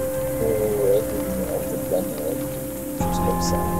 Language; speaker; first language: French; native; French